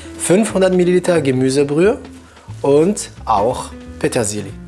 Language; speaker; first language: German; non-native, fluent; French